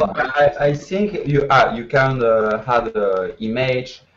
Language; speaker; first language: English; non-native, learner; French